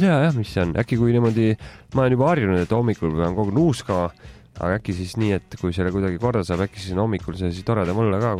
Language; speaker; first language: Estonian; native; Estonian